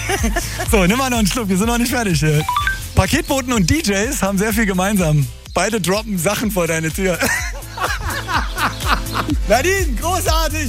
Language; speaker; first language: German; native; German